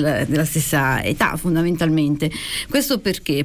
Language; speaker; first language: Italian; native; Italian